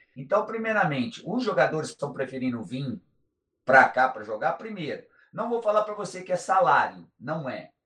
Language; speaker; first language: Portuguese; native; Portuguese